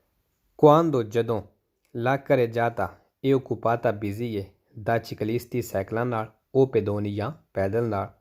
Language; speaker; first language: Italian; non-native, learner; Punjabi